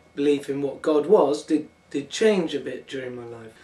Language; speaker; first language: English; native; English